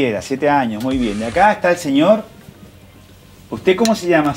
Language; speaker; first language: Spanish; native; Spanish